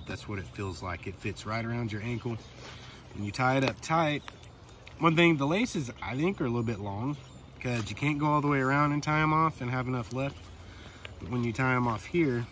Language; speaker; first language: English; native; English